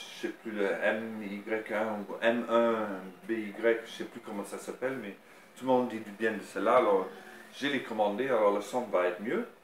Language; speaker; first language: French; non-native, fluent; English